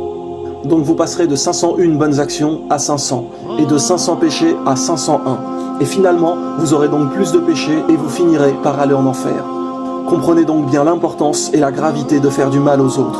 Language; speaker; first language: French; native; French